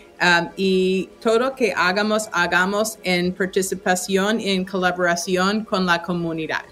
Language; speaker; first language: Spanish; non-native, fluent; English